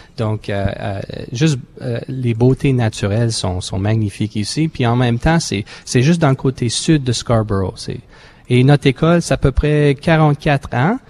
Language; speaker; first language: French; native; French